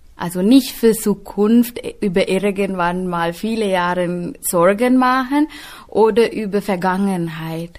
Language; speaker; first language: German; non-native, fluent; Sinhala